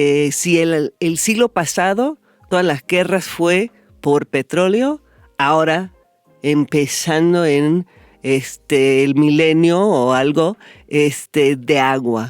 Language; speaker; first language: Spanish; non-native, fluent; English